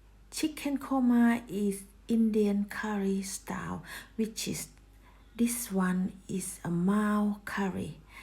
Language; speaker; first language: English; non-native, learner; Thai